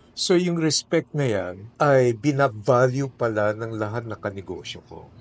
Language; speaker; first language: Filipino; non-native, local second language; Min Nan Chinese